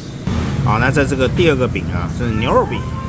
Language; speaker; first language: Chinese; native; Chinese